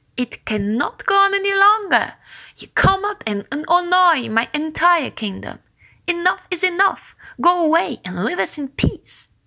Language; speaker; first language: English; non-native, fluent; French